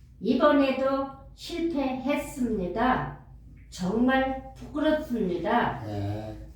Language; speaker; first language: Korean; non-native, learner; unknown